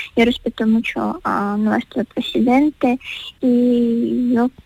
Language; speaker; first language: Spanish; non-native, learner; Ukrainian